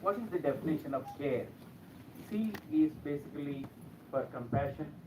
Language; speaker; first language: English; non-native, local second language; Kannada